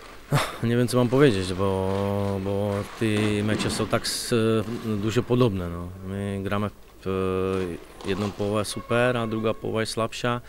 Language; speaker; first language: Polish; non-native, learner; Czech